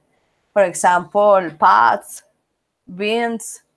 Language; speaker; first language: English; non-native, learner; Spanish